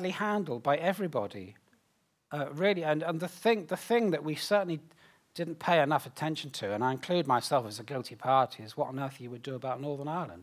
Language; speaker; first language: English; native; English